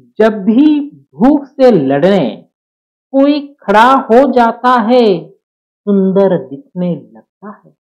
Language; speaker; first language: Hindi; non-native, local second language; Marathi